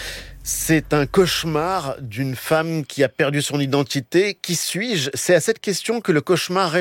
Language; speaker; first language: French; native; French